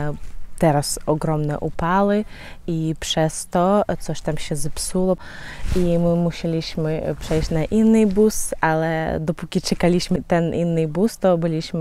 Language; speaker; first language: Polish; non-native, fluent; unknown